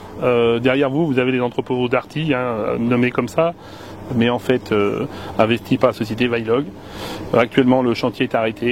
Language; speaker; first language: French; native; French